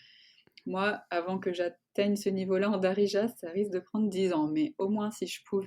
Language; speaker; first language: French; native; French